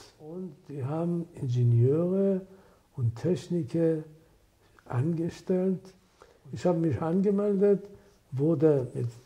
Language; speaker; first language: German; non-native, fluent; Persian